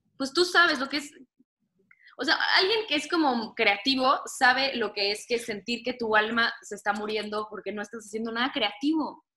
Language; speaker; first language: Spanish; native; Spanish